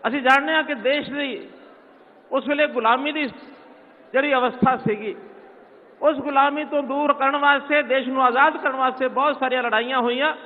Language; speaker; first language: Hindi; non-native, local second language; Punjabi